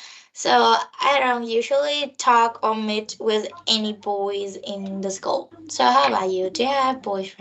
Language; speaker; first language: English; non-native, learner; Vietnamese